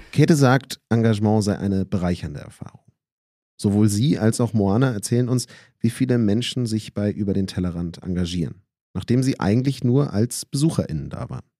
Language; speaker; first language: German; native; German